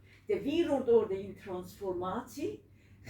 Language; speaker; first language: Dutch; non-native, learner; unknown